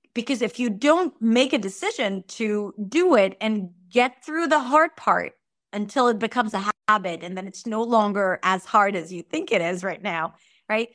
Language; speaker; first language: English; non-native, fluent; Hebrew